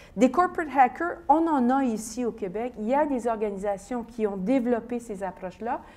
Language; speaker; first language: French; native; French